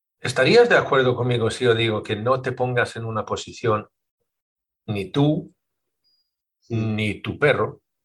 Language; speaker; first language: Spanish; non-native, fluent; Swedish